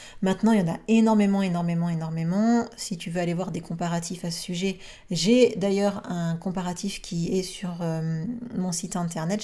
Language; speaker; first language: French; native; French